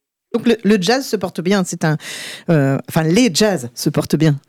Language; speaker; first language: French; native; French